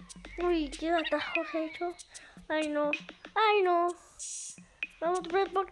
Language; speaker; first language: Spanish; early bilingual, heritage; Spanish